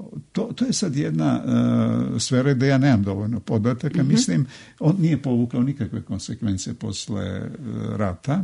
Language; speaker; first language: Serbian; native; Serbian